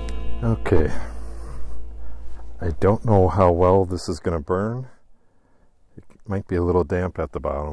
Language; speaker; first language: English; native; English